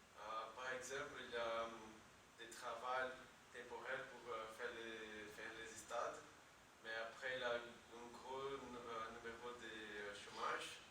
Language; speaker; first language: French; non-native, learner; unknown